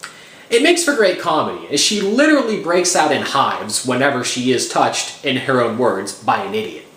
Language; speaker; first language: English; native; English